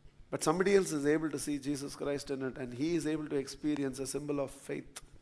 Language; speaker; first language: English; non-native, local second language; Tamil